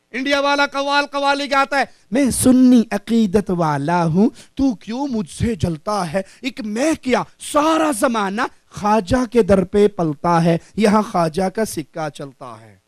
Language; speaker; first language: Urdu; non-native, local second language; Punjabi